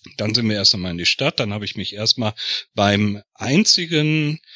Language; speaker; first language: German; native; German